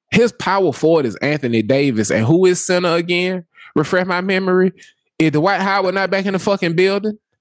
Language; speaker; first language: English; native; English